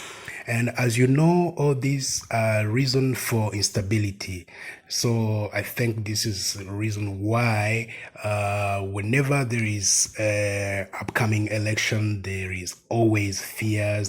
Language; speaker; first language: English; non-native, fluent; Rundi